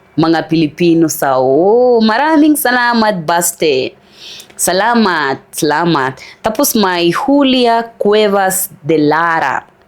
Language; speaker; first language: Filipino; non-native, fluent; Swahili